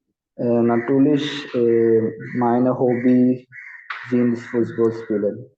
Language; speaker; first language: German; non-native, learner; Malayalam